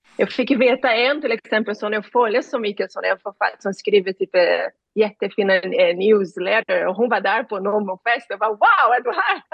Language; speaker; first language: Swedish; non-native, learner; Portuguese